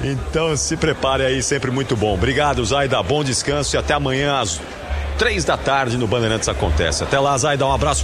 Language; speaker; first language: Portuguese; native; Portuguese